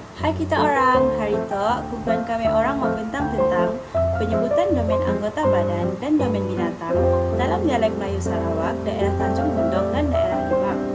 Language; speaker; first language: Malay; native; Malay